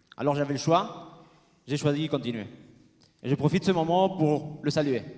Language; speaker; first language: French; non-native, fluent; Spanish